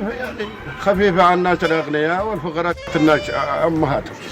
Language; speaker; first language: Arabic; native; Arabic